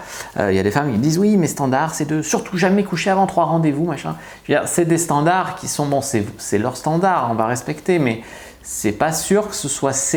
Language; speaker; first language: French; native; French